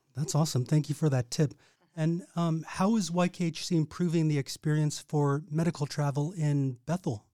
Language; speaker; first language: English; native; English